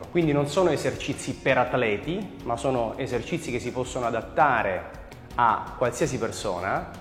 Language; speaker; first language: Italian; native; Italian